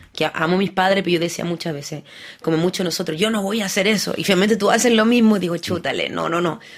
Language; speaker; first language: Spanish; early bilingual, heritage; French